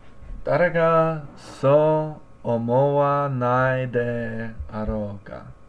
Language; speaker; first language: Japanese; non-native, learner; English